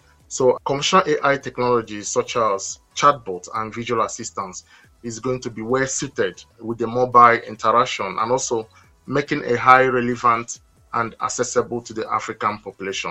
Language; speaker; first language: English; non-native, local second language; Igbo